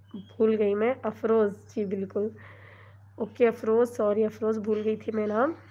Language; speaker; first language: Hindi; non-native, local second language; Urdu